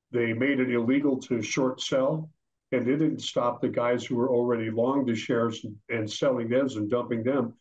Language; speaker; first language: English; native; English